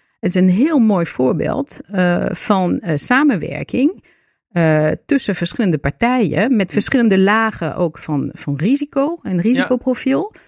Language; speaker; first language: Dutch; non-native, fluent; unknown